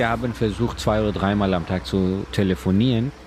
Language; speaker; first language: German; non-native, learner; Persian